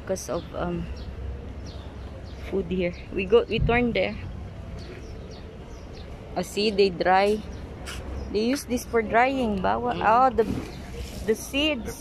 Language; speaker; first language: English; non-native, local second language; Filipino